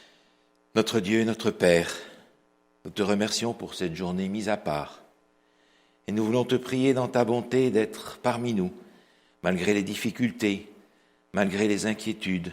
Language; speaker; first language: French; native; French